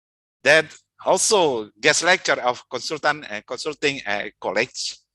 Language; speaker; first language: English; non-native, fluent; Indonesian